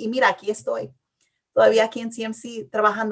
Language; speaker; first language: Spanish; early bilingual, heritage; English